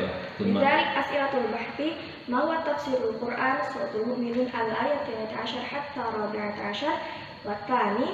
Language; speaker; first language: Arabic; non-native, learner; Indonesian